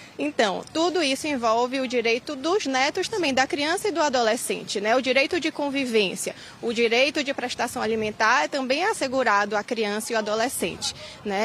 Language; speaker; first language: Portuguese; native; Portuguese